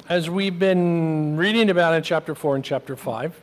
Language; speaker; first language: English; native; English